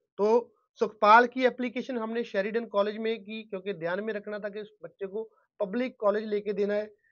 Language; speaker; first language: Hindi; non-native, local second language; Punjabi